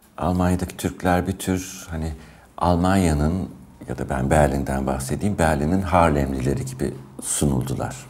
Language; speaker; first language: Turkish; early bilingual, heritage; Turkish